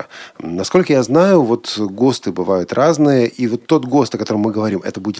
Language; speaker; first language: Russian; native; Russian